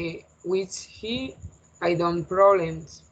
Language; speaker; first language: English; non-native, learner; Spanish